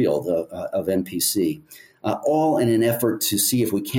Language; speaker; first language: English; native; English